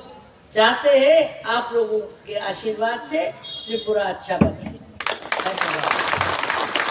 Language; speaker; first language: Hindi; non-native, local second language; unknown